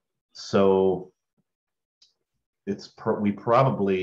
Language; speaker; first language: English; native; English